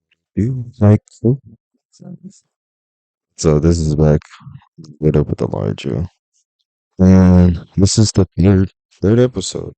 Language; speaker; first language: English; native; English